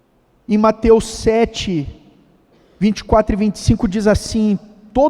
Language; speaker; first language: Portuguese; native; Portuguese